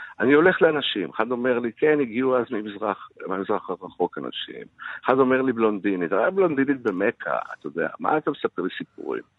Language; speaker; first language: Hebrew; early bilingual, other home language; Arabic